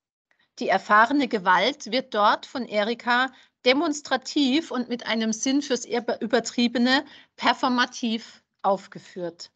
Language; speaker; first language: German; native; German